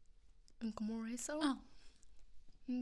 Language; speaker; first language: Japanese; non-native, learner; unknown